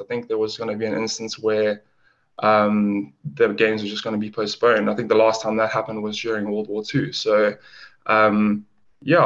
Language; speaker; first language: English; native; English